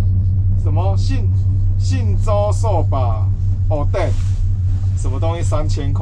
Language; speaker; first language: Chinese; native; Chinese